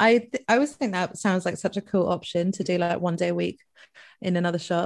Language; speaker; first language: English; non-native, local second language; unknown